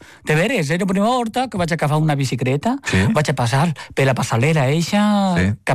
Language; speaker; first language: Catalan; non-native, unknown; Chinese